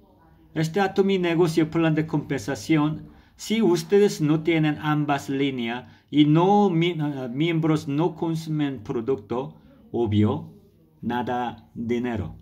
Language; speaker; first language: Spanish; non-native, learner; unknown